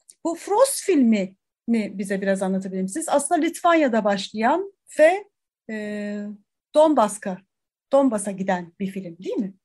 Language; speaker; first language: Turkish; native; Turkish